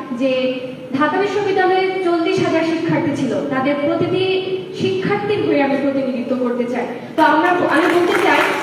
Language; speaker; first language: Bangla; non-native, local second language; Chakma